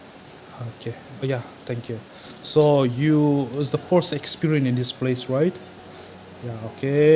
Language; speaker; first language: English; non-native, learner; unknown